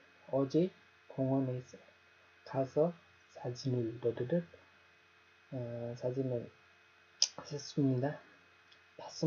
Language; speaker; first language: Korean; non-native, learner; Nepali